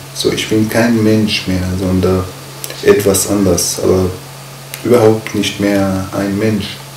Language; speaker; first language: German; non-native, fluent; Arabic